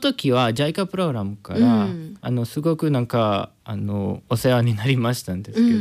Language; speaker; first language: Japanese; non-native, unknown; Spanish